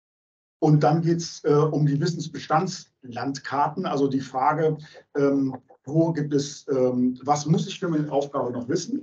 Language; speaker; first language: German; native; German